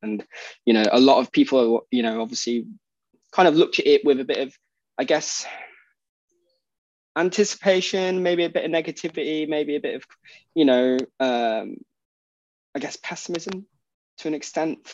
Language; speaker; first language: English; native; English